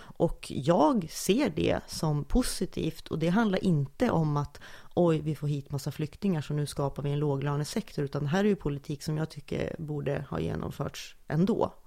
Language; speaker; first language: Swedish; native; Swedish